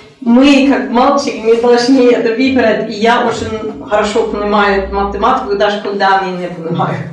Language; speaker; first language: Russian; non-native, learner; Norwegian